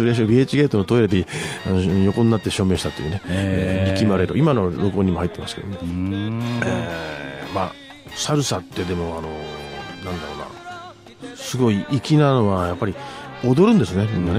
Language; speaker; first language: Japanese; native; Japanese